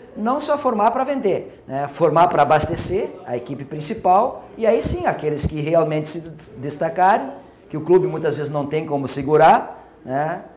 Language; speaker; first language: Portuguese; native; Portuguese